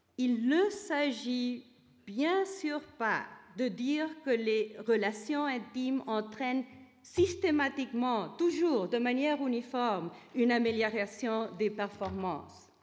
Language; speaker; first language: French; non-native, fluent; Spanish